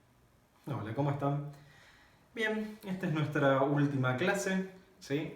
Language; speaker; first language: Spanish; native; Spanish